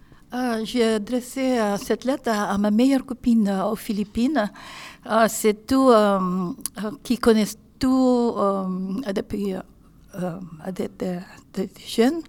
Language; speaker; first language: French; non-native, learner; Filipino